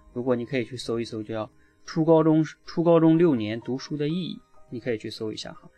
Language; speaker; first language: Chinese; native; Chinese